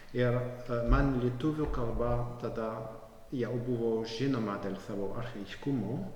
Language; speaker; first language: Lithuanian; non-native, fluent; French